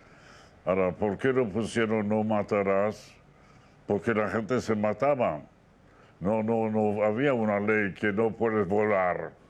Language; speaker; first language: Spanish; non-native, fluent; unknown